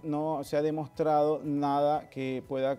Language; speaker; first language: Spanish; native; Spanish